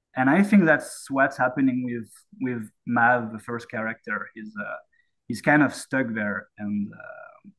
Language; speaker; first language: English; non-native, fluent; French